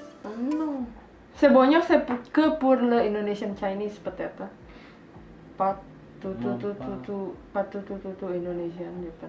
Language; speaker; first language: French; non-native, learner; Indonesian